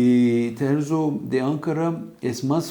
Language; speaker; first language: Spanish; non-native, fluent; Turkish